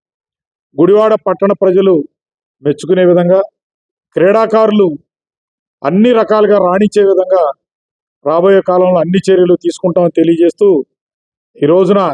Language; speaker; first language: Telugu; native; Telugu